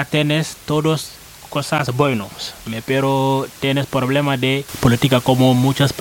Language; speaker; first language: Spanish; non-native, learner; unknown